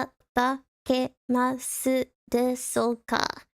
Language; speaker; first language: Japanese; non-native, learner; English